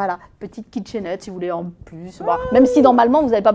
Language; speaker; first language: French; native; French